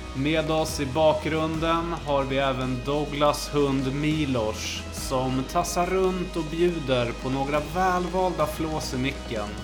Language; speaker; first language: Swedish; native; Swedish